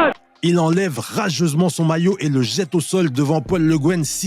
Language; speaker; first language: French; native; French